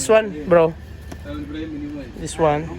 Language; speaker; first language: English; non-native, local second language; Filipino